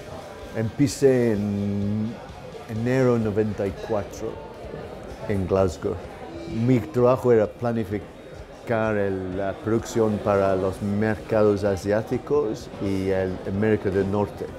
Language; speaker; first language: Spanish; non-native, learner; English